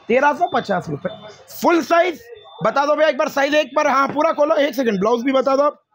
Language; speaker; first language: Hindi; non-native, local second language; Telugu